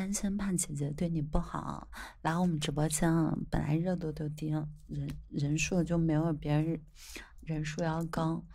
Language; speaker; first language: Chinese; native; Chinese